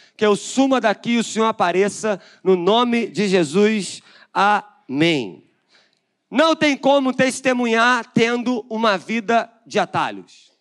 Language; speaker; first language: Portuguese; native; Portuguese